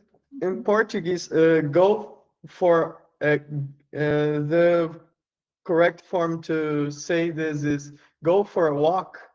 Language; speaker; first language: English; non-native, learner; Portuguese